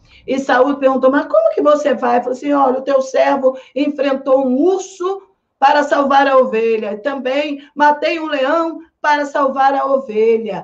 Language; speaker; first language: Portuguese; native; Portuguese